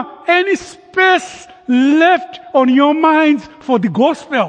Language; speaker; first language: English; non-native, local second language; Shona